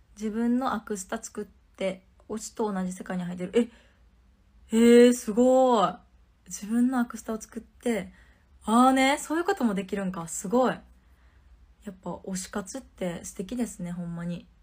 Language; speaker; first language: Japanese; native; Japanese